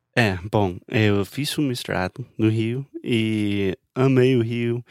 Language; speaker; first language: Portuguese; non-native, fluent; English